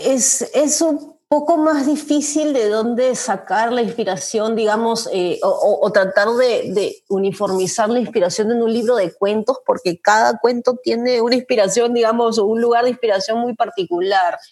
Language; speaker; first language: Spanish; native; Spanish